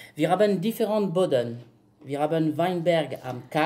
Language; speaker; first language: German; non-native, learner; French